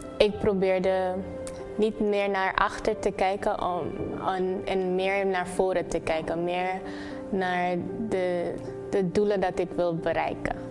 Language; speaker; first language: Dutch; non-native, local second language; Papiamento